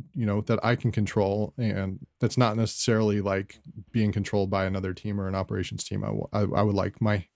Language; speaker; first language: English; native; English